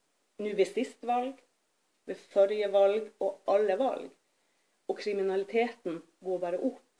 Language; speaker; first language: Norwegian; native; Norwegian